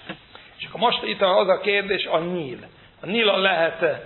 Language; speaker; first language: Hungarian; non-native, fluent; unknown